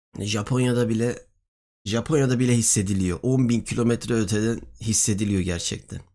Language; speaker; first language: Turkish; native; Turkish